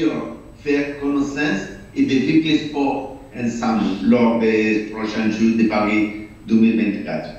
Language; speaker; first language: French; non-native, learner; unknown